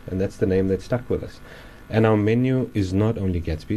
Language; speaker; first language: English; native; English